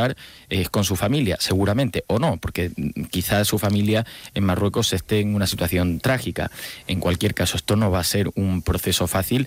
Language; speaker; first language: Spanish; native; Spanish